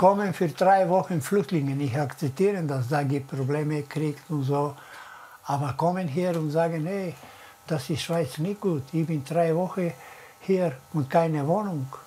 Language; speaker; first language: German; non-native, learner; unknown